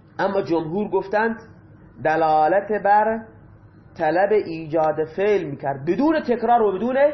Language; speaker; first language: Persian; non-native, local second language; Baluchi